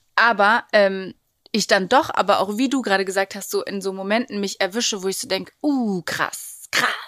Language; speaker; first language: German; native; German